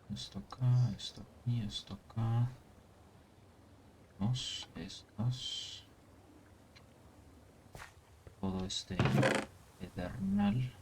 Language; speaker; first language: Spanish; early bilingual, heritage; Spanish